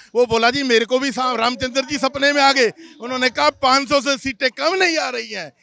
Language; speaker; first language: Hindi; native; Hindi